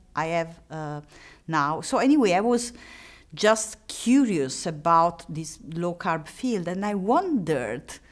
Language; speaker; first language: English; non-native, fluent; Italian